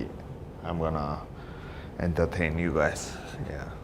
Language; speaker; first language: English; non-native, learner; Japanese